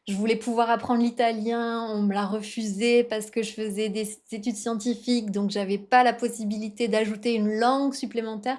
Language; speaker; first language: French; native; French